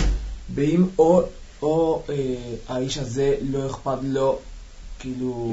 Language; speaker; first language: Hebrew; non-native, learner; Spanish